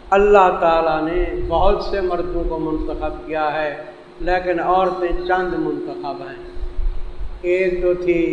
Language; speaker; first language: Urdu; non-native, local second language; Saraiki